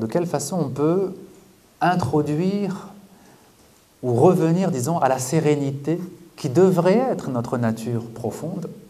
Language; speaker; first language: French; native; French